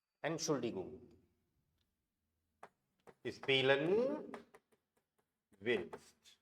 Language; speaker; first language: German; non-native, fluent; Hindi